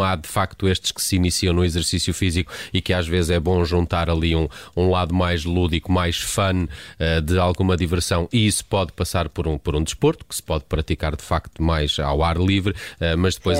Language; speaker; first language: Portuguese; native; Portuguese